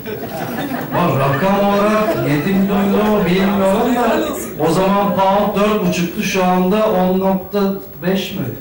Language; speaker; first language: Turkish; native; Turkish